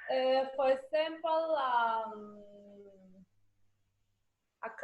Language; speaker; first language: English; non-native, learner; Russian